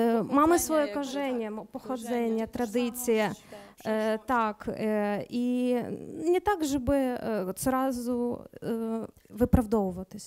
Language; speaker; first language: Polish; non-native, learner; Ukrainian